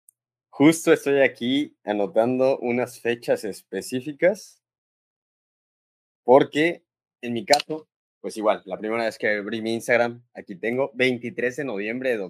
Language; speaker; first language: Spanish; native; Spanish